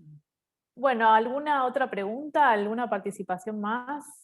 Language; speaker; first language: Spanish; native; Spanish